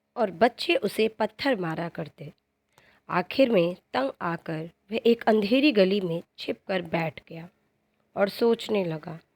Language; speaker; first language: Hindi; native; Hindi